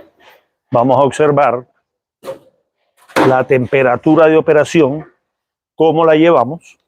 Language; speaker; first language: Spanish; native; Spanish